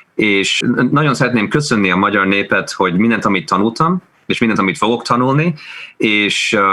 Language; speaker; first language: Hungarian; early bilingual, heritage; Hungarian